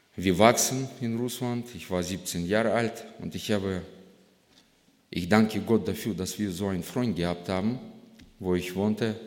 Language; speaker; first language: German; non-native, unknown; Russian